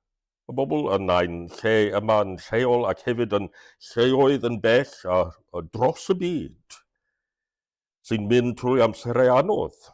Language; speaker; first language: Welsh; non-native, fluent; English